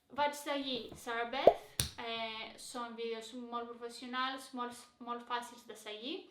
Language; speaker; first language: Catalan; non-native, fluent; Greek